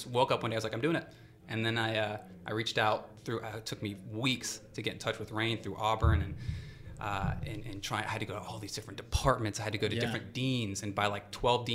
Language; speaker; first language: English; native; English